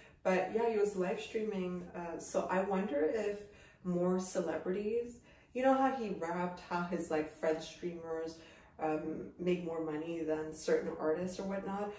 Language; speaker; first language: English; native; English